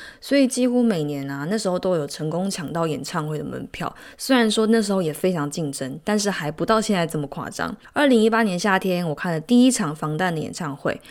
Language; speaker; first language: Chinese; native; Chinese